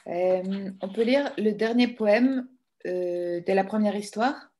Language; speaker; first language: French; non-native, fluent; Greek